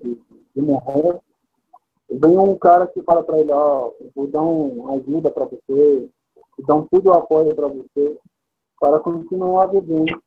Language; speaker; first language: Portuguese; non-native, fluent; Arabic